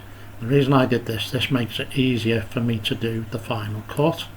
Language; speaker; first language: English; native; English